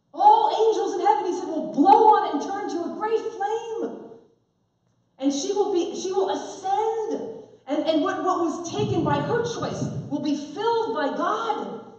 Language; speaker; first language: English; native; English